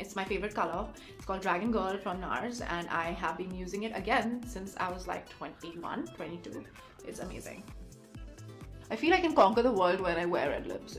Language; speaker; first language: English; non-native, local second language; Hindi